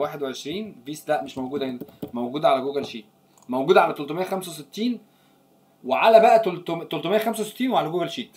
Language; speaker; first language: Arabic; native; Arabic